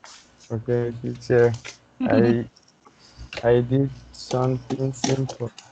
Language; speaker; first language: English; non-native, learner; Spanish